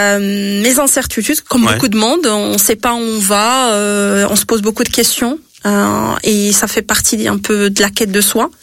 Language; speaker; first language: French; non-native, local second language; Arabic